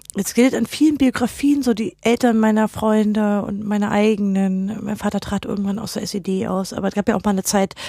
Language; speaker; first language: German; native; German